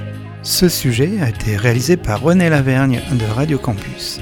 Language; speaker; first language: French; native; French